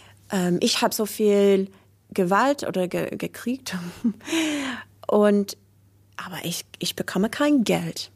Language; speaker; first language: German; non-native, learner; English